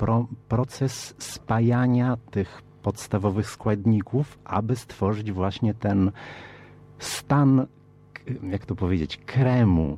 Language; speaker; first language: Polish; early bilingual, heritage; Polish